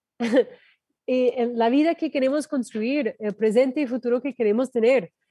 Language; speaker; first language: Spanish; non-native, fluent; English